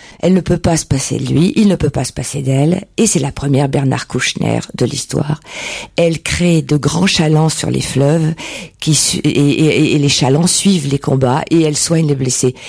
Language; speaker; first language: French; native; French